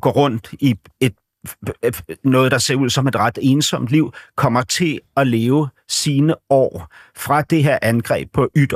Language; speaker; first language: Danish; native; Danish